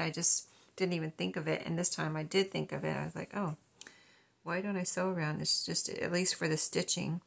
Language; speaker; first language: English; native; English